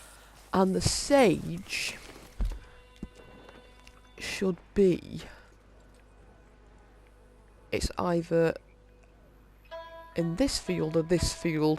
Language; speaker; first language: English; native; English